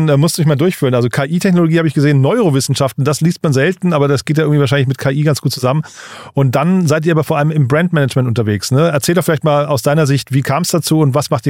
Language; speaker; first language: German; native; German